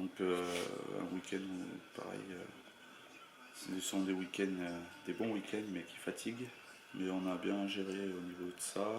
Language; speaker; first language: French; native; French